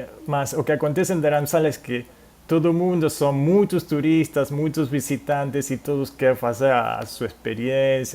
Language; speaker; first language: Portuguese; non-native, fluent; Spanish